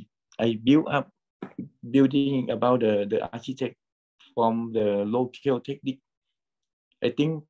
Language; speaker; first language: English; non-native, learner; Thai